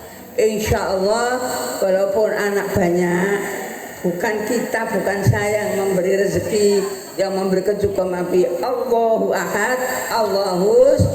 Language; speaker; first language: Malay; non-native, local second language; Javanese